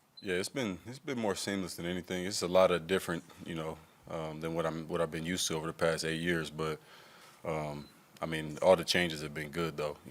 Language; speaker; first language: English; native; English